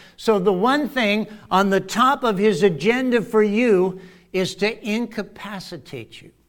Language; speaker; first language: English; native; English